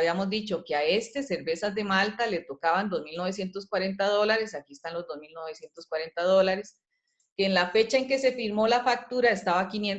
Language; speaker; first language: Spanish; native; Spanish